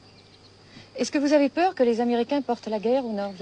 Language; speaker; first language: French; native; French